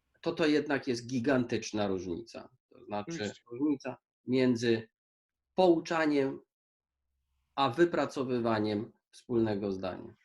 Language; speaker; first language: Polish; native; Polish